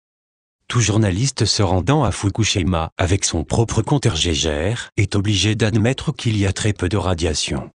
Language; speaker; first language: French; native; French